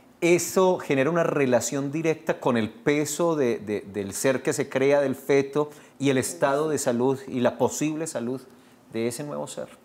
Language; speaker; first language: Spanish; native; Spanish